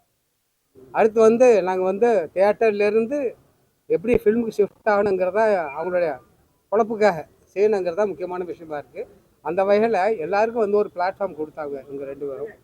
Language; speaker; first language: Tamil; native; Tamil